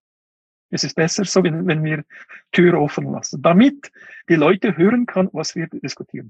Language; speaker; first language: German; non-native, fluent; Uyghur